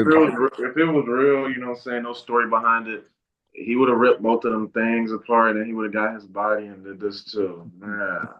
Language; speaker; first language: English; native; English